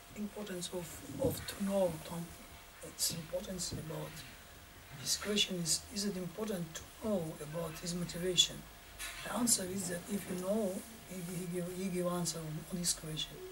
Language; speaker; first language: English; non-native, learner; Russian